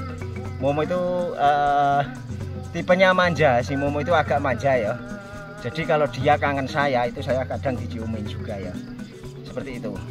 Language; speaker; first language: Indonesian; non-native, local second language; Javanese